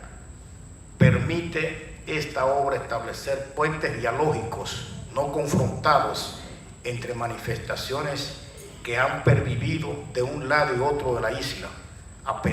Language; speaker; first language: Spanish; native; Spanish